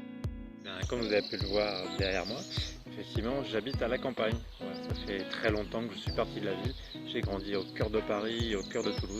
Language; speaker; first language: French; native; French